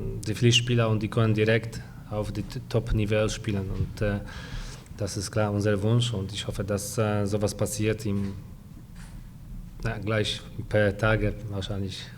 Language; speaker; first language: German; non-native, fluent; Polish